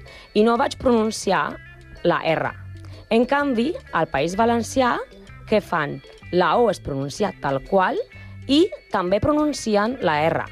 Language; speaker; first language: Catalan; non-native, learner; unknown